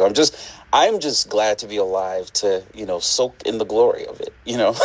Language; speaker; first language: English; non-native, local second language; Yoruba